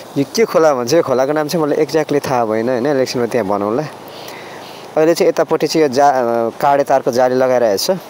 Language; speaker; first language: Nepali; native; Nepali